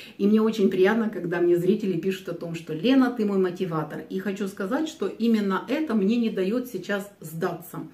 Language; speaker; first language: Russian; native; Russian